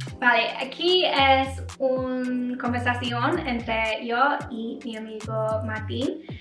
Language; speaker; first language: Spanish; non-native, learner; English